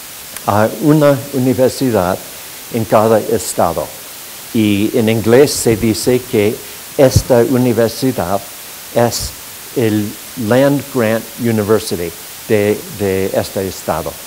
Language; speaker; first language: Spanish; non-native, fluent; English